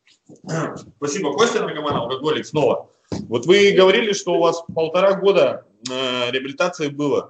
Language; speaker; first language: Russian; native; Russian